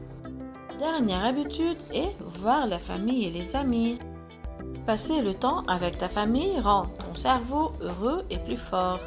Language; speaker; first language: French; non-native, fluent; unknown